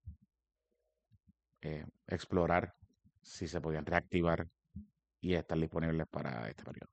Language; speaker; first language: Spanish; native; Spanish